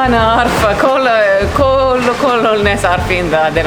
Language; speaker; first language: Arabic; non-native, learner; English